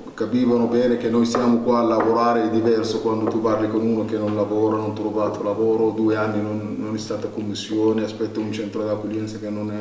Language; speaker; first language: Italian; non-native, learner; Arabic